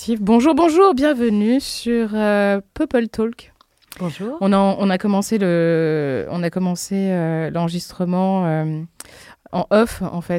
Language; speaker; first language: French; native; French